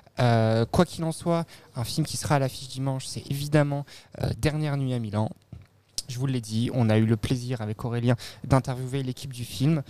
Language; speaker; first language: French; native; French